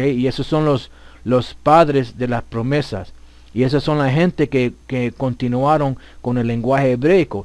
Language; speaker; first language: Spanish; early bilingual, heritage; Spanish